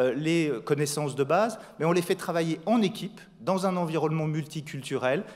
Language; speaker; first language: French; native; French